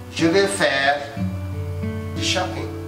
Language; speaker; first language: French; non-native, fluent; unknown